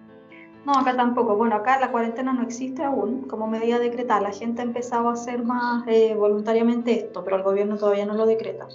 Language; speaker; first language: Spanish; native; Spanish